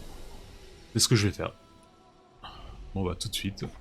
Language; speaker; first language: French; native; French